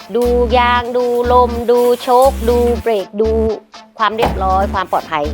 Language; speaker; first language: Thai; native; Thai